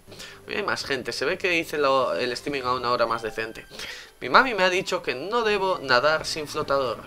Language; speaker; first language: Spanish; native; Spanish